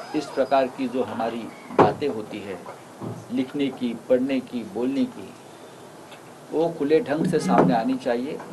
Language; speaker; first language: Hindi; non-native, local second language; Marathi